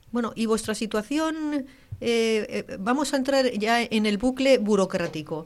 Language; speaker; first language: Spanish; native; Spanish